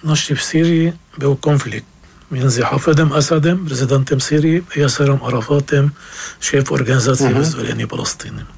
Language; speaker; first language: Polish; non-native, fluent; Arabic